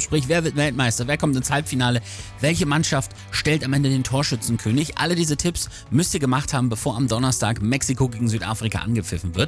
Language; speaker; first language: German; native; German